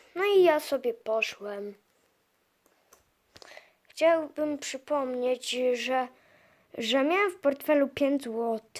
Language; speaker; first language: Polish; native; Polish